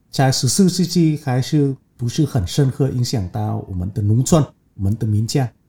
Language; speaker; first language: Chinese; non-native, fluent; Vietnamese